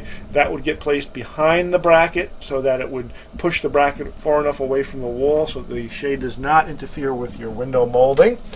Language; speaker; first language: English; native; English